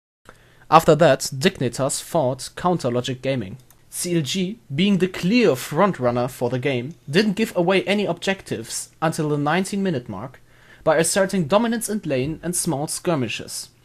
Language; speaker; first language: English; non-native, fluent; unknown